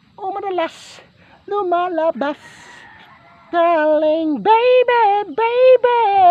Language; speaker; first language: Filipino; native; Filipino